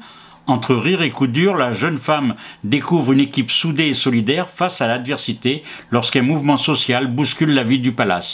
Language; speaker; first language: French; native; French